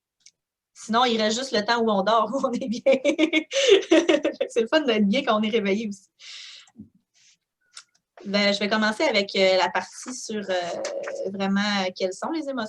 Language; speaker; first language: French; native; French